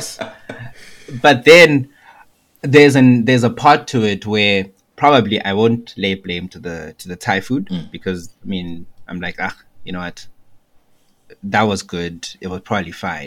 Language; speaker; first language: English; non-native, local second language; Shona